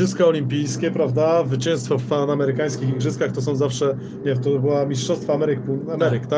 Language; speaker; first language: Polish; native; Polish